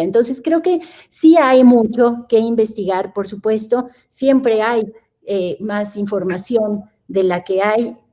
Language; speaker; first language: Spanish; native; Spanish